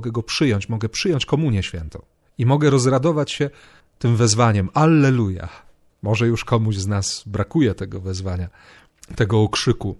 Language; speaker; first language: Polish; native; Polish